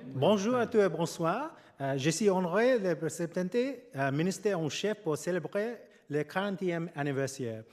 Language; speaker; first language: French; non-native, learner; English